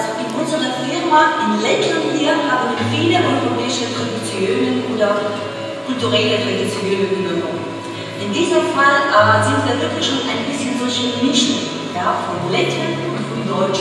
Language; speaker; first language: German; non-native, fluent; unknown